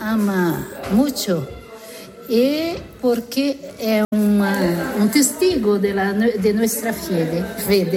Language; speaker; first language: Spanish; non-native, learner; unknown